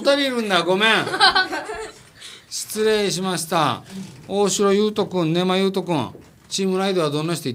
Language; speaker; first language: Japanese; native; Japanese